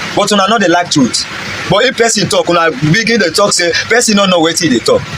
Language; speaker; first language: Nigerian Pidgin; non-native, local second language; Hausa